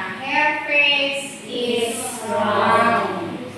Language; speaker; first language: English; non-native, learner; Indonesian